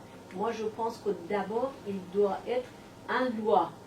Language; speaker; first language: French; non-native, learner; Persian